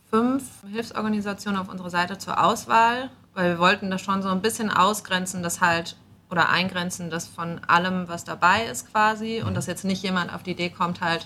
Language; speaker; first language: German; native; German